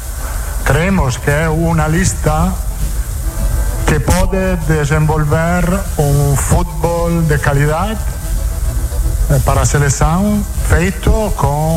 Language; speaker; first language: Portuguese; non-native, fluent; Italian